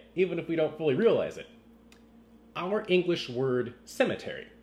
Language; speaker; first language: English; native; English